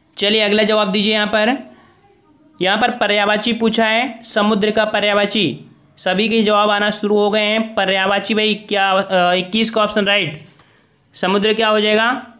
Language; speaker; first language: Hindi; native; Hindi